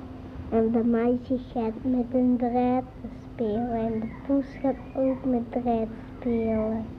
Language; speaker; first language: Dutch; early bilingual, other home language; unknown